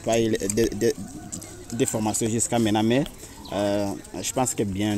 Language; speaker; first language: French; non-native, learner; Rundi